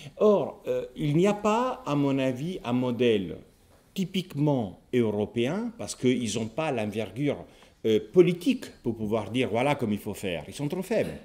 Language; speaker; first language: French; non-native, fluent; Italian